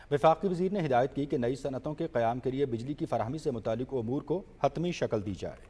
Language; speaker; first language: Urdu; native; Urdu